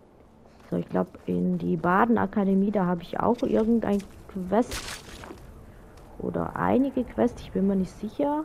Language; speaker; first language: German; native; German